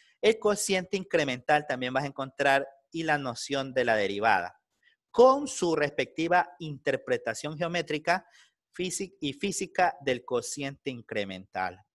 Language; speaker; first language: Spanish; native; Spanish